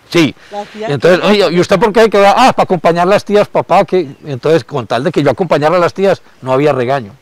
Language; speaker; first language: Spanish; native; Spanish